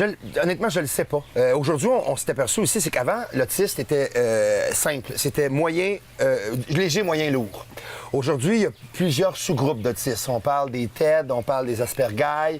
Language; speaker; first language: French; native; French